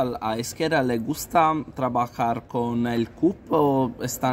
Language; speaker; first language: Spanish; non-native, learner; Italian